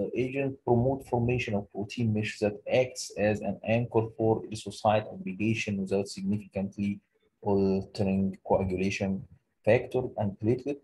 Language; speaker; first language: English; non-native, local second language; Arabic